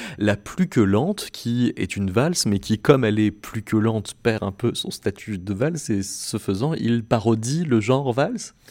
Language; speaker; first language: French; native; French